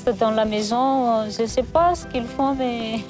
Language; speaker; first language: French; non-native, local second language; Malagasy